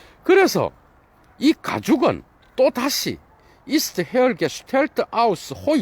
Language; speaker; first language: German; non-native, fluent; Korean